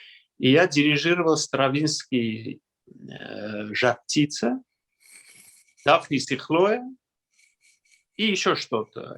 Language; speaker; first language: Russian; non-native, local second language; Armenian